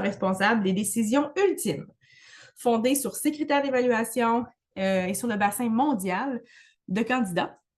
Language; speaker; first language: French; native; French